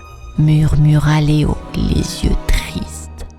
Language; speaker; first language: French; native; French